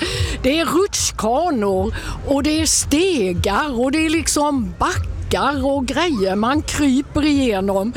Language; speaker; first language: Swedish; native; Swedish